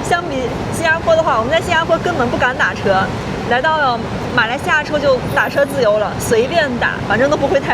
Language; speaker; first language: Chinese; native; Chinese